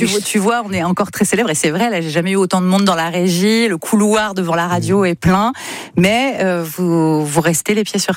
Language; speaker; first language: French; native; French